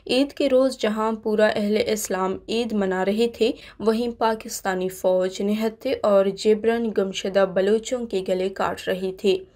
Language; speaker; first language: Urdu; non-native, local second language; Baluchi